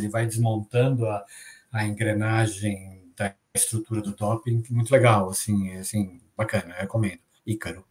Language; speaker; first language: Portuguese; native; Portuguese